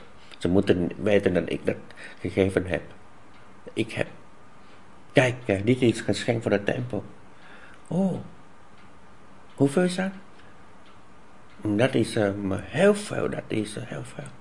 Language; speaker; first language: Dutch; non-native, fluent; Vietnamese